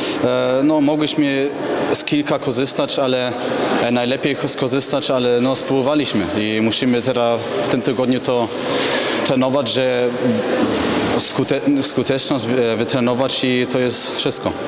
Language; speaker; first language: Polish; early bilingual, heritage; German